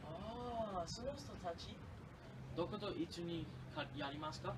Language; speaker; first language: Japanese; non-native, learner; English